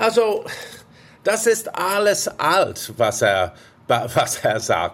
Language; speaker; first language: German; non-native, fluent; English